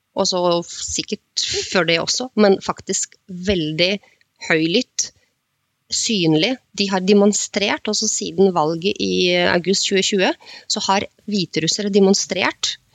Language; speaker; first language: Norwegian; non-native, fluent; Russian